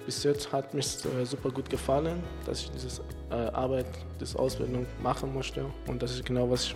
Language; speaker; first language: German; non-native, fluent; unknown